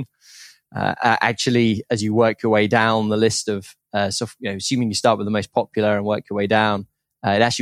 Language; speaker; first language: English; native; English